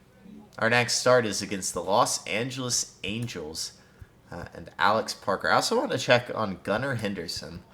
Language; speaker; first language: English; native; English